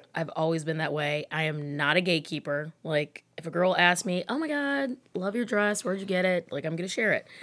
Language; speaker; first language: English; native; English